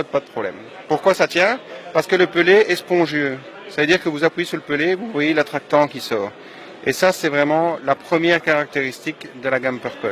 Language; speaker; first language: French; native; French